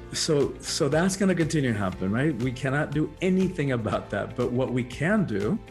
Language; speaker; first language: English; early bilingual, other home language; Spanish